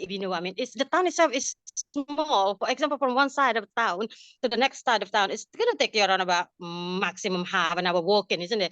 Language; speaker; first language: English; non-native, fluent; Indonesian